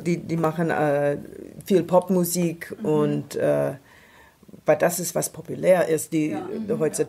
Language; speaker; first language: German; non-native, fluent; English